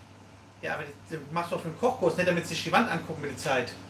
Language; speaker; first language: German; native; German